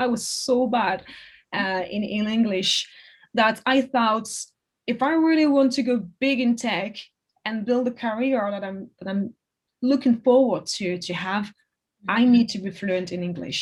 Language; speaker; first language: English; non-native, fluent; French